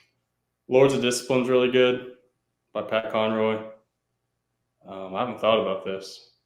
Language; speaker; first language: English; native; English